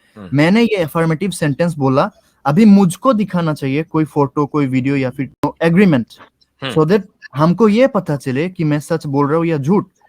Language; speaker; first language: Hindi; non-native, fluent; Bangla